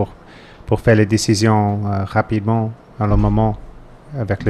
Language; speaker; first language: French; non-native, learner; English